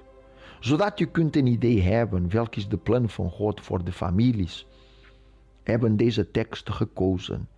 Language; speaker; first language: Dutch; non-native, fluent; Portuguese